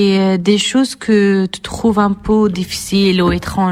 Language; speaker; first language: French; non-native, fluent; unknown